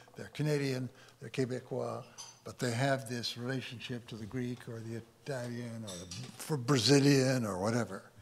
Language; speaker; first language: English; native; English